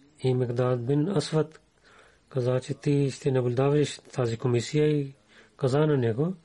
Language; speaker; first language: Bulgarian; non-native, learner; Urdu